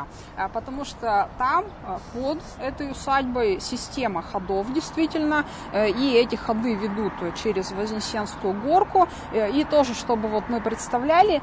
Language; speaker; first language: Russian; native; Russian